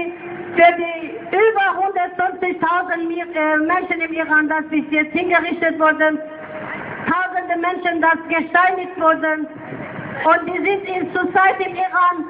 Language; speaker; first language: German; non-native, fluent; Persian